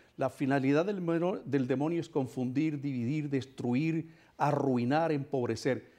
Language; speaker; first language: Spanish; native; Spanish